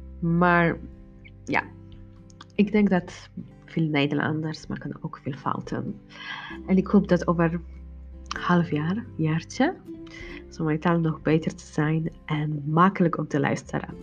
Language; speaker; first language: Dutch; non-native, learner; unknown